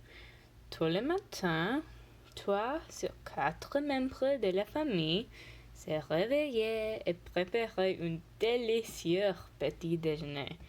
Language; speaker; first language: French; non-native, learner; English